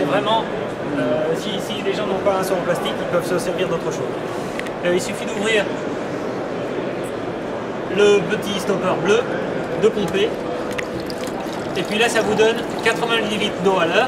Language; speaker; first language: French; native; French